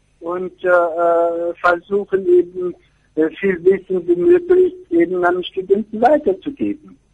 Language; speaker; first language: German; non-native, fluent; Persian